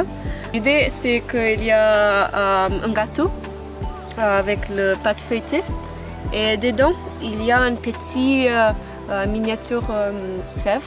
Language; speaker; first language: French; non-native, fluent; Maltese